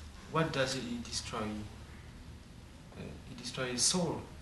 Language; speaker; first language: English; non-native, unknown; French